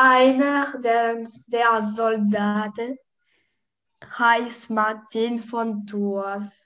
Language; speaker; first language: German; non-native, learner; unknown